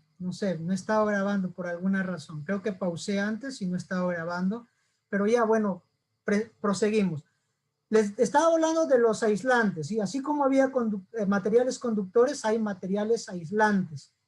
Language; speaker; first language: Spanish; native; Spanish